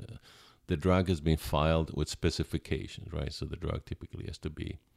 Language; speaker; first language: English; non-native, fluent; Italian